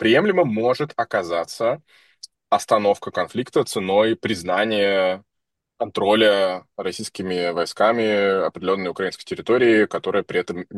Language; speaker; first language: Russian; native; Russian